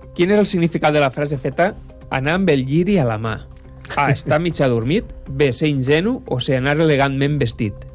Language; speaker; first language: Catalan; native; Catalan